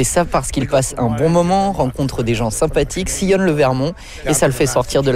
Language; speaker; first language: French; native; French